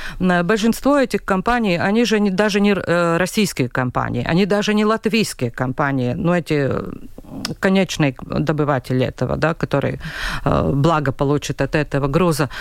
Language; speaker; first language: Russian; non-native, local second language; Latvian